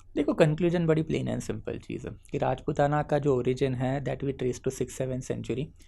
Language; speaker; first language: Hindi; non-native, local second language; Marathi